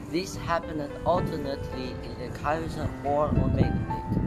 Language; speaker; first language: English; non-native, fluent; Chinese